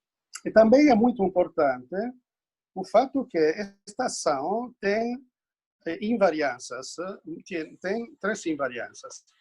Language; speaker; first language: Portuguese; non-native, fluent; Italian